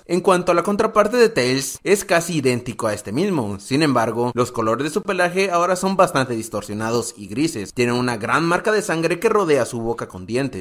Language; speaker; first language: Spanish; native; Spanish